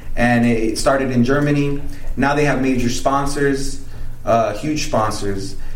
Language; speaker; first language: English; early bilingual, other home language; Spanish